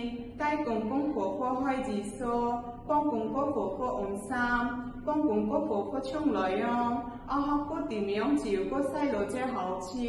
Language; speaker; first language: Cantonese; non-native, learner; Burmese